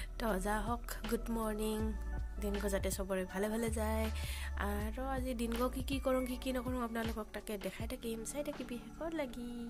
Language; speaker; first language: Assamese; non-native, local second language; Rangpuri